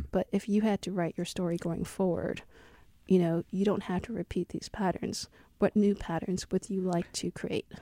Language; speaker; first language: English; native; English